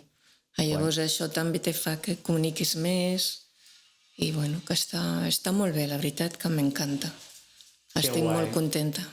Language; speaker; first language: Catalan; non-native, local second language; Spanish